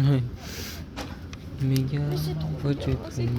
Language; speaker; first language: French; native; French